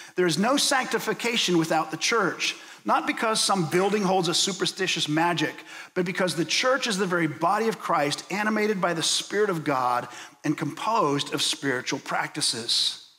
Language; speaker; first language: English; native; English